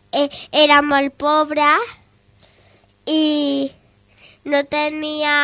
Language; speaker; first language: Catalan; non-native, local second language; Spanish